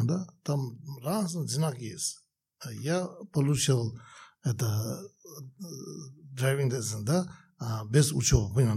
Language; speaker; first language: Russian; non-native, learner; Tibetan